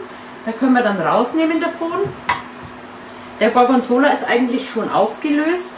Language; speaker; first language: German; native; German